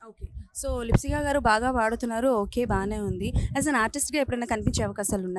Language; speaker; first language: Telugu; native; Telugu